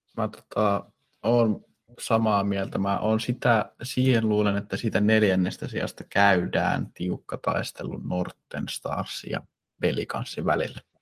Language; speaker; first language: Finnish; native; Finnish